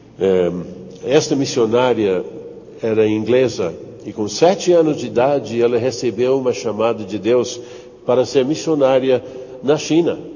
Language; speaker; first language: Portuguese; non-native, fluent; English